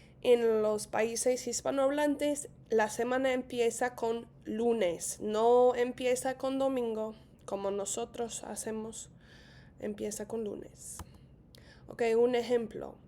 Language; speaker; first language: Spanish; non-native, fluent; English